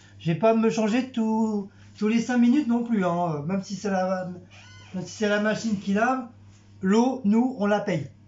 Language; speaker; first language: French; native; French